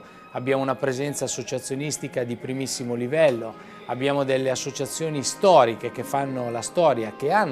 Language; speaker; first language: Italian; native; Italian